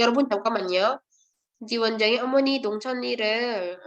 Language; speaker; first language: Korean; non-native, fluent; Indonesian